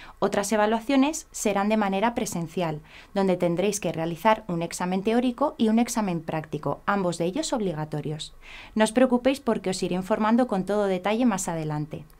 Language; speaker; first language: Spanish; native; Spanish